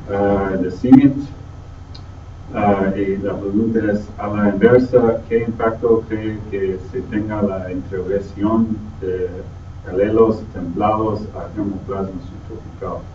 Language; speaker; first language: Spanish; non-native, fluent; English